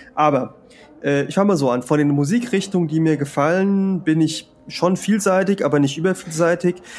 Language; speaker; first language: German; early bilingual, other home language; Spanish